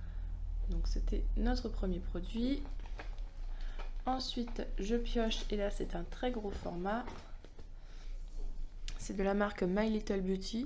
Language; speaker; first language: French; native; French